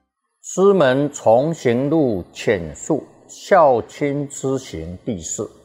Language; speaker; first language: Chinese; native; Chinese